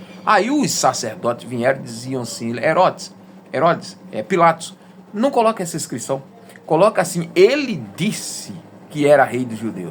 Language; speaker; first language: Portuguese; native; Portuguese